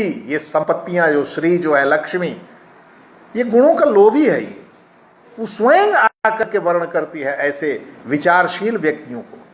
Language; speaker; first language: Hindi; native; Hindi